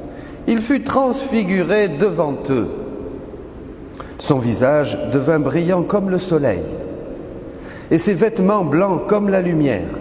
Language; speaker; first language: French; native; French